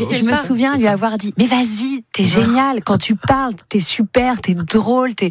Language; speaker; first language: French; native; French